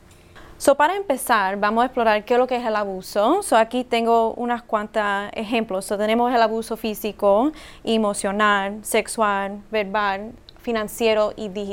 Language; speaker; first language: Spanish; early bilingual, heritage; English